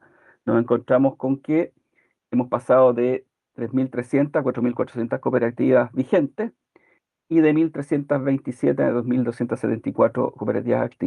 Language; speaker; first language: Spanish; native; Spanish